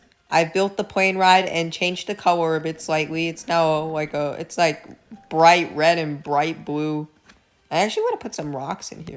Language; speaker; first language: English; native; English